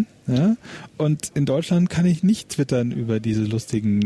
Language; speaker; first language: German; native; German